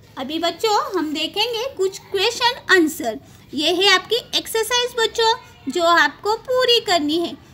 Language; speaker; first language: Hindi; non-native, local second language; Marathi